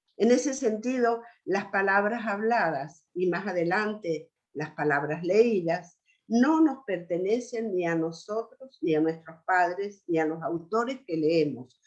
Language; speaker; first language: Spanish; native; Spanish